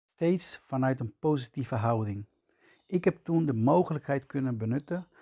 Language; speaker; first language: Dutch; non-native, fluent; Spanish